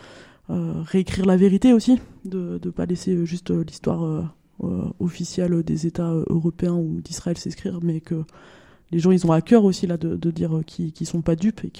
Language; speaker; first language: French; native; French